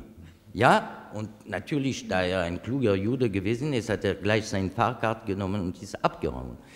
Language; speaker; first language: German; non-native, fluent; French